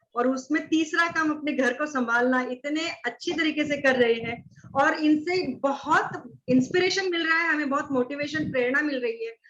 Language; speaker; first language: Hindi; non-native, local second language; Marathi